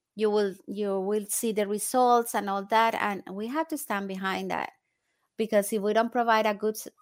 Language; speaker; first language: English; non-native, fluent; Spanish